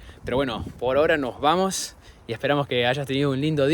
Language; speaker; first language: Spanish; native; Spanish